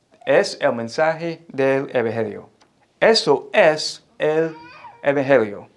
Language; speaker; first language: Spanish; non-native, fluent; English